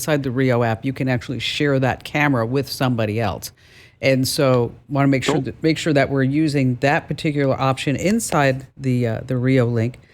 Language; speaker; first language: English; native; English